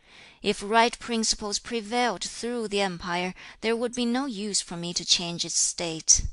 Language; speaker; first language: English; non-native, fluent; Chinese